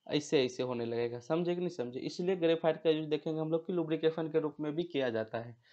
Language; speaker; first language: Hindi; native; Hindi